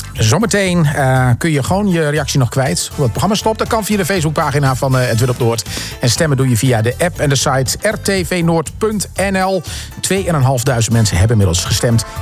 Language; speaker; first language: Dutch; native; Dutch